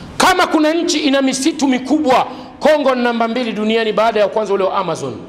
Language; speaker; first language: Swahili; native; Swahili